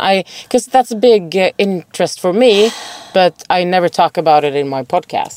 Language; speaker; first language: English; non-native, fluent; Swedish